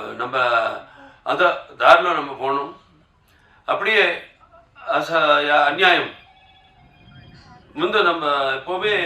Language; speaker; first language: Tamil; non-native, local second language; Telugu